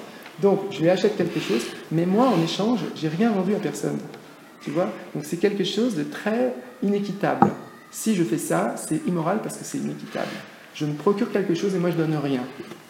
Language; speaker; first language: French; native; French